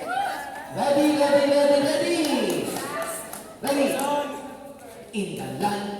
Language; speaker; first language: English; non-native, fluent; Filipino